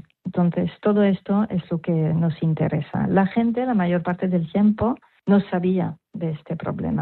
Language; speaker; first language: Spanish; non-native, fluent; French